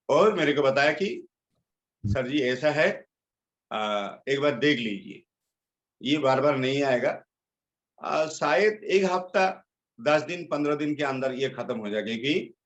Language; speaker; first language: Hindi; non-native, local second language; Bangla